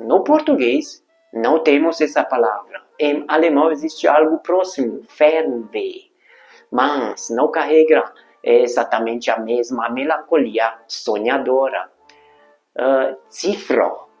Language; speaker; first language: Portuguese; non-native, fluent; Hungarian